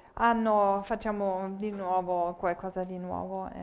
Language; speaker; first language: Italian; non-native, fluent; German